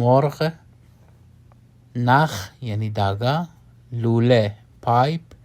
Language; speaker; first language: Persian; non-native, fluent; Urdu